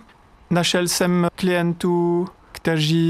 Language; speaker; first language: Czech; non-native, learner; French